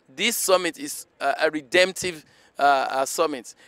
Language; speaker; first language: English; non-native, local second language; Igbo